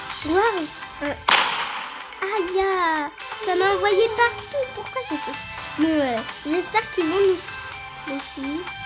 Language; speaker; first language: French; native; French